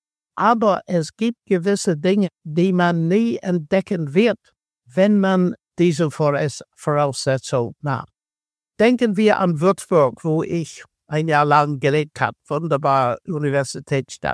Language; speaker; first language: German; non-native, fluent; English